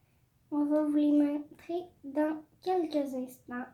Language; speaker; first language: French; native; French